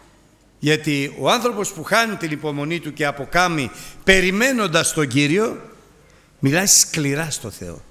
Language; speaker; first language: Greek; native; Greek